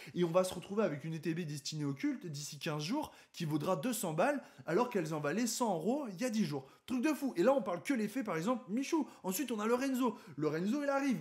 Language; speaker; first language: French; native; French